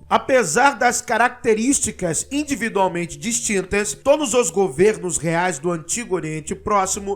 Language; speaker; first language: Portuguese; native; Portuguese